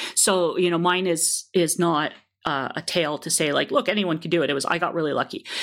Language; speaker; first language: English; native; English